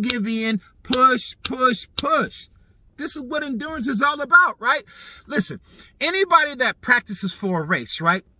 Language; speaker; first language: English; native; English